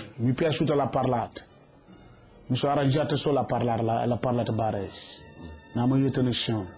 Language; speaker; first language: Italian; non-native, learner; Wolof